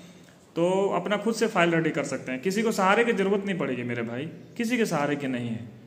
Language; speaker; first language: Hindi; native; Hindi